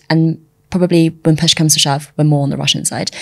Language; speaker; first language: English; early bilingual, other home language; Chinese